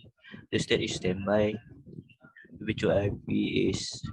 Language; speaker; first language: English; non-native, local second language; Malay